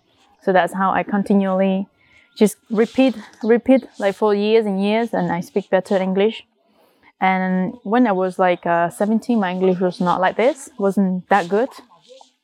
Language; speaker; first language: English; non-native, learner; Vietnamese